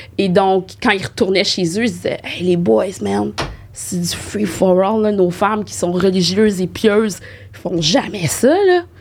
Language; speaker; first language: French; native; French